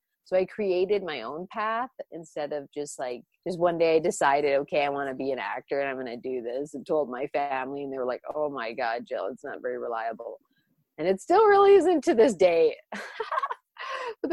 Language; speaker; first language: English; native; English